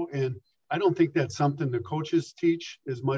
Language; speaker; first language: English; native; English